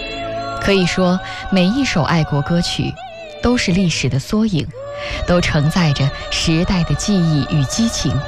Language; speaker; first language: Chinese; native; Chinese